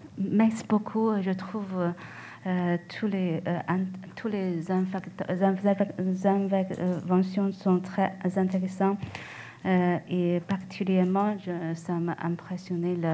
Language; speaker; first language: French; non-native, learner; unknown